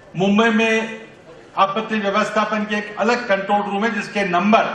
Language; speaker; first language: Hindi; non-native, local second language; Marathi